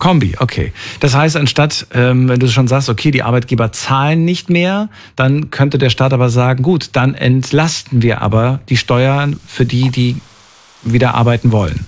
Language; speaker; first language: German; native; German